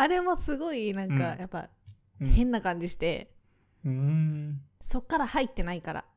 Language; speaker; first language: Japanese; native; Japanese